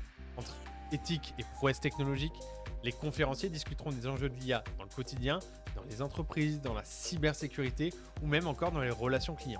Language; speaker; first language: French; native; French